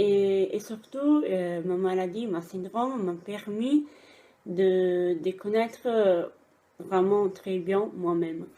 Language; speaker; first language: French; non-native, fluent; Italian